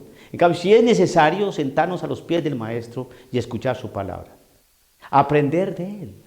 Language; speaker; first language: Spanish; native; Spanish